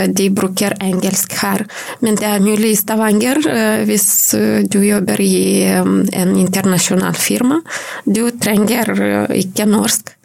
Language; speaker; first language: Norwegian; non-native, learner; Romanian